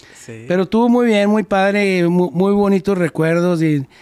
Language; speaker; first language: Spanish; early bilingual, heritage; Spanish